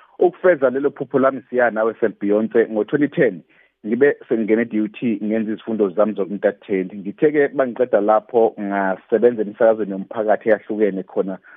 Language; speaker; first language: Zulu; native; Zulu